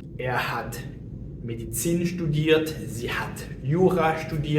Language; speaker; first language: German; non-native, fluent; French